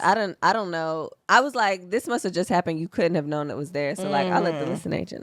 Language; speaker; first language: English; native; English